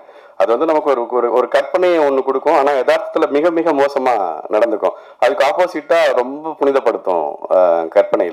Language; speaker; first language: Tamil; native; Tamil